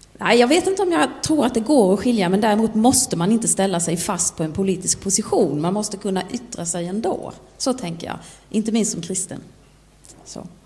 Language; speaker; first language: Swedish; native; Swedish